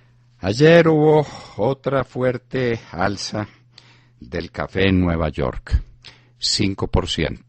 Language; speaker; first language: Spanish; native; Spanish